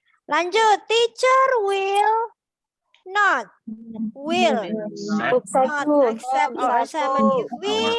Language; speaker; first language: English; non-native, fluent; Indonesian